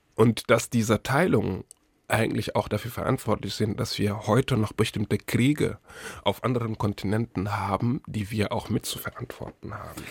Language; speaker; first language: German; non-native, fluent; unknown